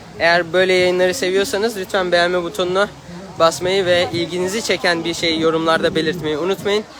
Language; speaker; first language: Turkish; native; Turkish